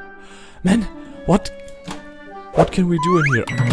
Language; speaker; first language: English; non-native, fluent; German